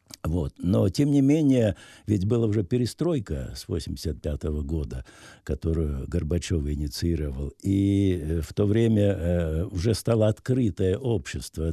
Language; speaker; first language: Russian; native; Russian